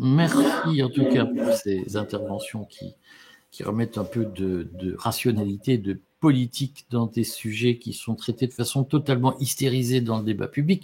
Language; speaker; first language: French; native; French